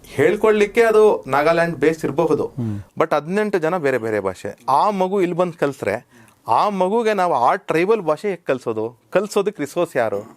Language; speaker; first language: Kannada; native; Kannada